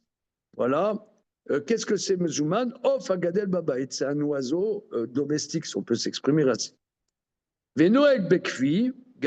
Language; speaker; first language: French; native; French